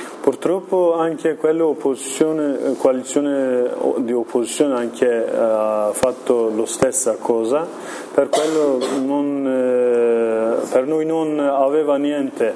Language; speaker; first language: Italian; non-native, learner; Kurdish